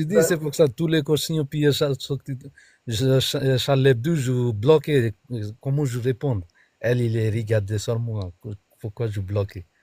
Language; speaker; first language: French; non-native, learner; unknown